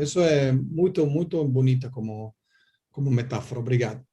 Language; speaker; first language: Portuguese; non-native, learner; Italian